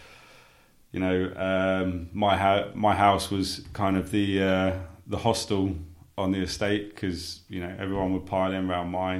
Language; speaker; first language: English; native; English